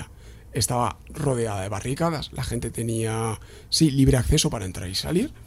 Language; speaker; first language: Spanish; native; Spanish